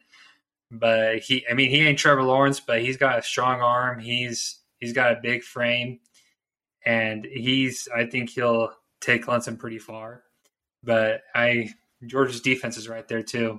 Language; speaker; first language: English; native; English